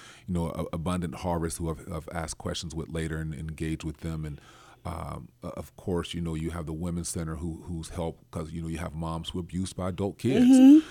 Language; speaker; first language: English; native; English